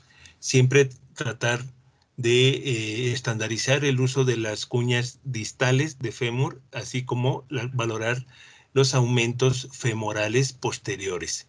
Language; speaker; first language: Spanish; native; Spanish